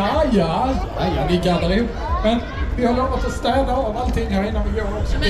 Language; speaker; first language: Swedish; native; Swedish